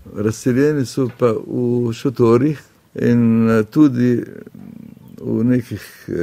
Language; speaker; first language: Slovenian; non-native, fluent; Arabic